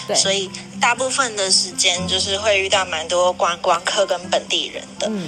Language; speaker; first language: Chinese; native; Chinese